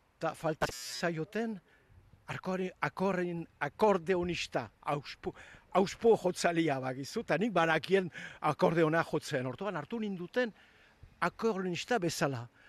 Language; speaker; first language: Basque; native; Basque